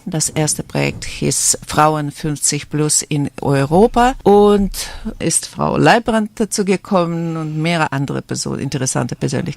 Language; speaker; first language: German; non-native, fluent; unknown